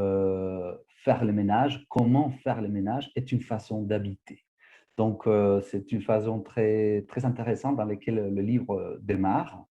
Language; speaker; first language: French; non-native, fluent; Spanish